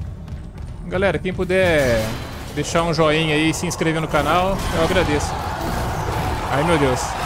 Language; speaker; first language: Portuguese; native; Portuguese